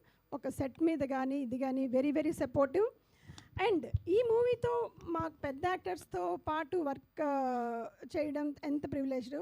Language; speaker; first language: Telugu; native; Telugu